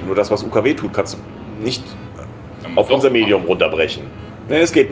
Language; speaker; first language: German; native; German